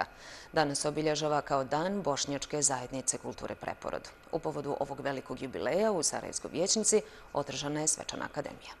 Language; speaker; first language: Serbian; native; Serbian